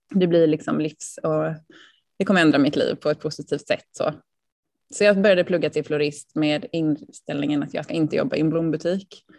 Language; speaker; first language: Swedish; native; Swedish